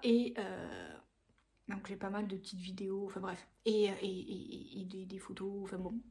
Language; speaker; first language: French; native; French